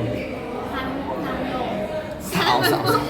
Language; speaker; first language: Vietnamese; non-native, learner; Korean